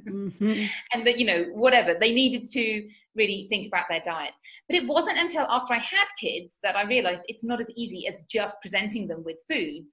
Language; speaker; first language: English; native; English